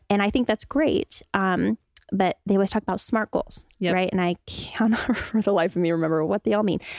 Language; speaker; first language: English; native; English